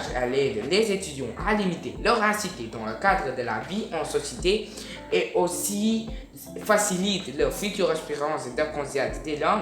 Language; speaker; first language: French; non-native, learner; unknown